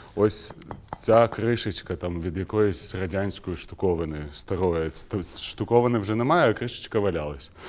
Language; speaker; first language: Ukrainian; native; Ukrainian